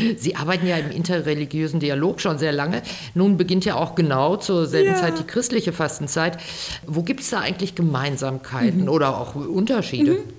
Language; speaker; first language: German; native; German